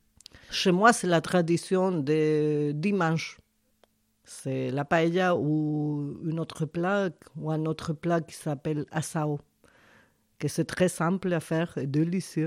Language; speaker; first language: French; non-native, fluent; Spanish